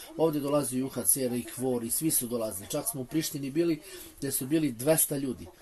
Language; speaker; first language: Serbian; native; Serbian